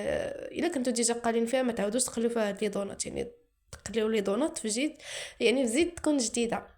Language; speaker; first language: Arabic; native; Arabic